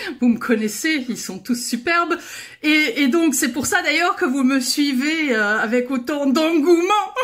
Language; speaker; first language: French; native; French